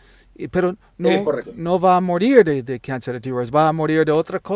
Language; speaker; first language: Spanish; non-native, learner; English